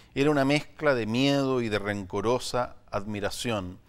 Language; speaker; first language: Spanish; native; Spanish